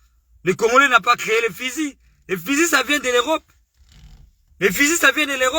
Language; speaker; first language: French; non-native, local second language; Lingala